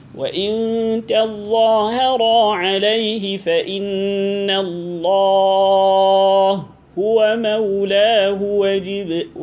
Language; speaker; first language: Arabic; non-native, fluent; Hausa